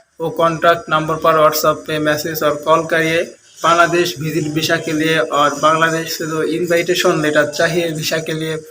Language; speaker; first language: Hindi; non-native, learner; Bangla